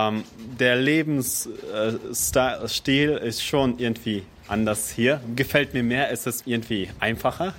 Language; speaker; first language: German; early bilingual, other home language; Russian